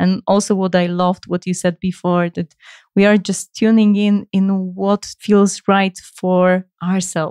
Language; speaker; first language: English; non-native, fluent; Polish